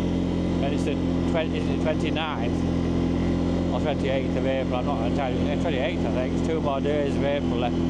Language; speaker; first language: English; native; English